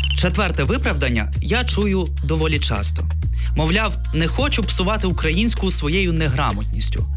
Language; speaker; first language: Ukrainian; non-native, local second language; Russian